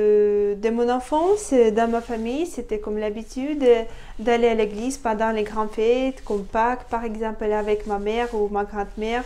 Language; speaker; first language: French; non-native, fluent; Russian